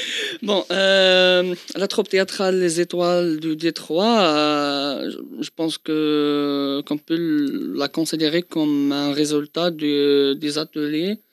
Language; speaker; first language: French; non-native, local second language; Arabic